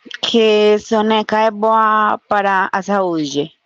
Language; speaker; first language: Portuguese; non-native, learner; Spanish